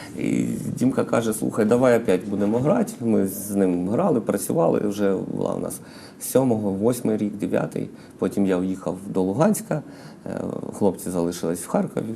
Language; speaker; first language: Ukrainian; non-native, local second language; Russian